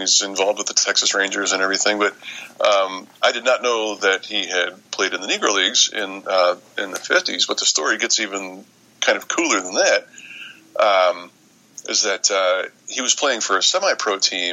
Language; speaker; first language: English; native; English